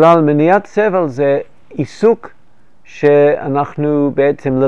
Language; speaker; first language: Hebrew; non-native, fluent; English